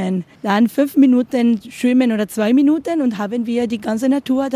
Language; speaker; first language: German; non-native, learner; Spanish